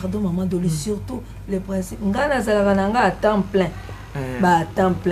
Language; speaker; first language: French; non-native, local second language; Lingala